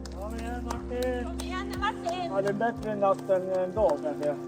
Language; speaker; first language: Swedish; native; Swedish